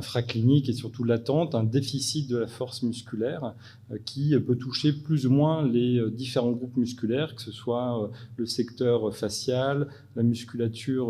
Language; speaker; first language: French; native; French